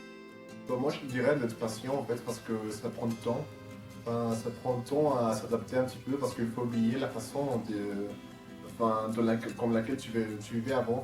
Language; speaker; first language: French; non-native, fluent; Spanish